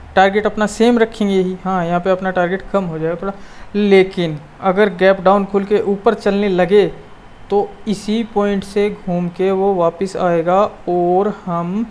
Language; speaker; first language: Hindi; native; Hindi